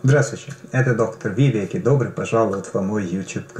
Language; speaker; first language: Russian; non-native, learner; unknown